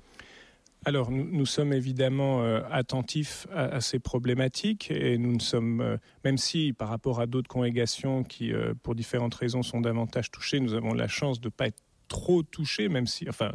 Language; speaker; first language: French; native; French